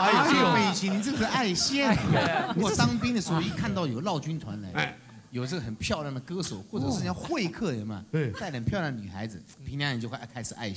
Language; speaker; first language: Chinese; native; Chinese